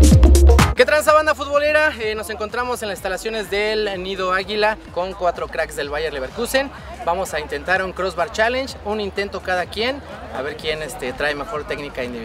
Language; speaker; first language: Spanish; native; Spanish